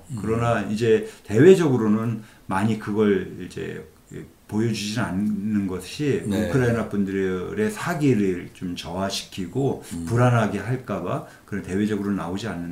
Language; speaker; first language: Korean; native; Korean